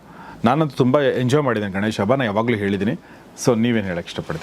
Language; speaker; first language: Kannada; native; Kannada